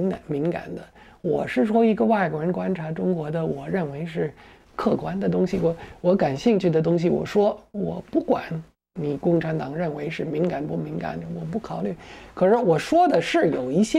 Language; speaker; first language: Chinese; non-native, fluent; English